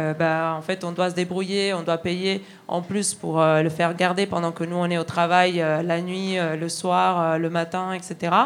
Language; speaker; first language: French; non-native, fluent; Spanish